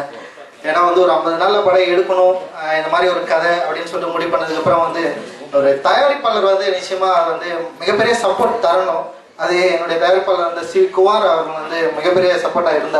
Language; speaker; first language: Tamil; native; Tamil